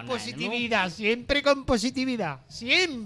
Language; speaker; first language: Spanish; native; Spanish